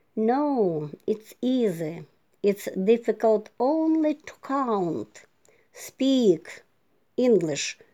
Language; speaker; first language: English; non-native, fluent; Ukrainian